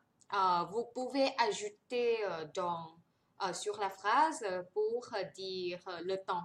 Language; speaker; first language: French; non-native, fluent; Thai